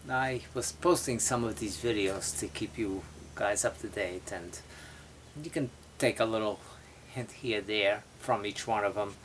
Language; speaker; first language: English; native; English